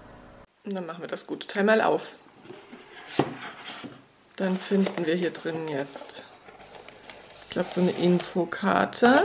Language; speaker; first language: German; native; German